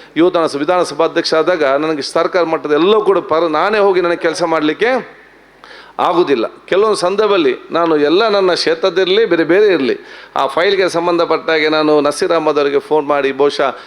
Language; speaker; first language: Kannada; non-native, local second language; Malayalam